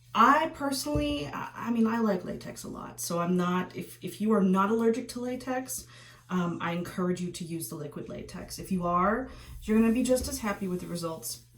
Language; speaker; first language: English; native; English